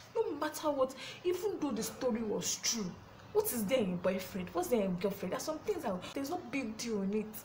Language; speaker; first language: English; non-native, local second language; Yoruba